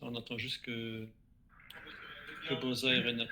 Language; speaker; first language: French; native; French